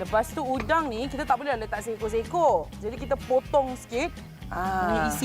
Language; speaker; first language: Malay; native; Malay